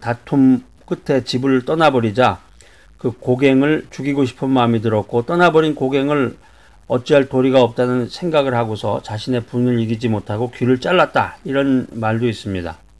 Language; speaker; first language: Korean; native; Korean